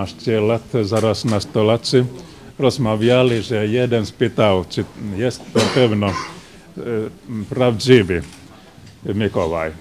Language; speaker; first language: Polish; non-native, learner; Finnish